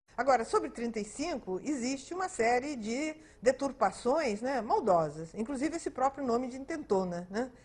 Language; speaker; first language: Portuguese; early bilingual, other home language; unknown